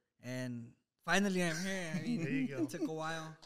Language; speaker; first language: English; native; English